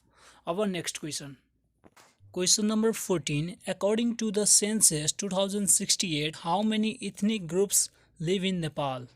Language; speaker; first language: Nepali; native; Nepali